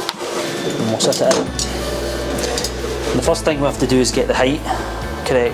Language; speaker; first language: English; native; English